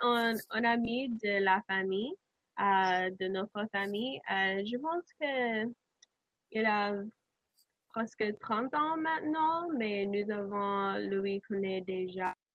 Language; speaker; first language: French; non-native, learner; English